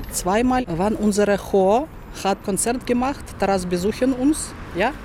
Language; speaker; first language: German; non-native, learner; Ukrainian